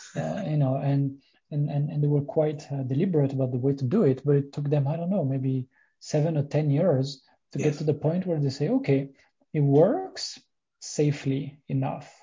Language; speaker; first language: English; non-native, fluent; French